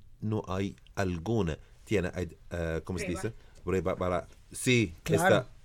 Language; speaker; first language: Spanish; non-native, learner; Arabic